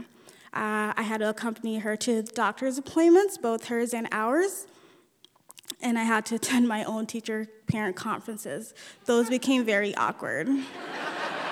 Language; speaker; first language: English; early bilingual, other home language; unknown